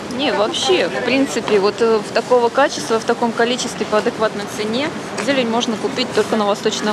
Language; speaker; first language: Russian; native; Russian